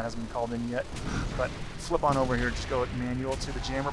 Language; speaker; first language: English; native; English